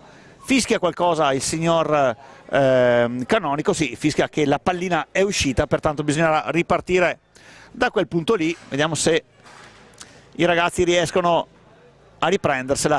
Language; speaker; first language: Italian; native; Italian